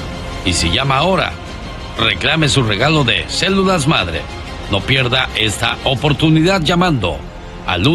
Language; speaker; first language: Spanish; native; Spanish